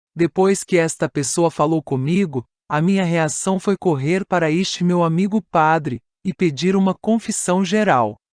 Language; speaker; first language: Portuguese; non-native, fluent; Italian